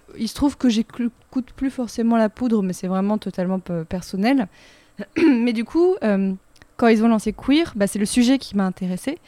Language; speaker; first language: French; native; French